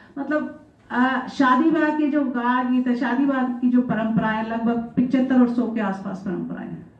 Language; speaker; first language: Hindi; non-native, local second language; Rajasthani